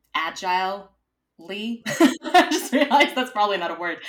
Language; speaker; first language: English; native; English